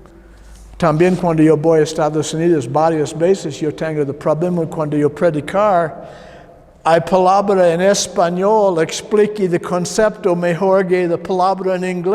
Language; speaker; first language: Spanish; non-native, learner; English